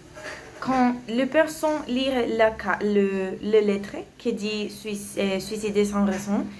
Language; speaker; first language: French; non-native, learner; Spanish